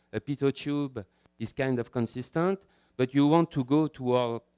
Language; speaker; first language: English; non-native, fluent; French